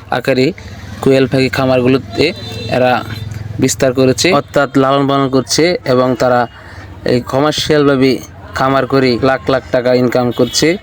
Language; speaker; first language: Bangla; native; Bangla